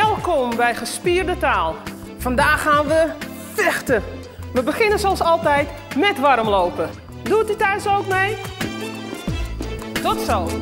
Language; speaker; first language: Dutch; native; Dutch